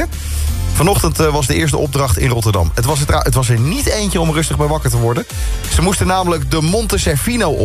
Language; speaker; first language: Dutch; native; Dutch